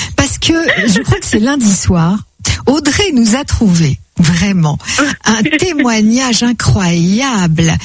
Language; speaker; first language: French; native; French